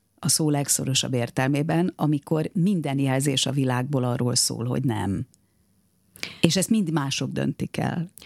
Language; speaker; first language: Hungarian; native; Hungarian